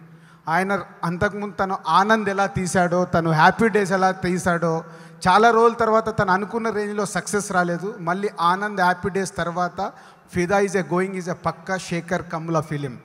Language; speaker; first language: Telugu; native; Telugu